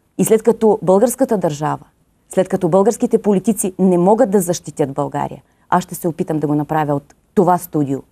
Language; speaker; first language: Bulgarian; native; Bulgarian